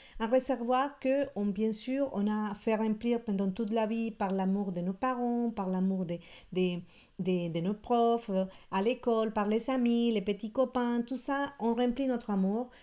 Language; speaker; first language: French; non-native, fluent; Spanish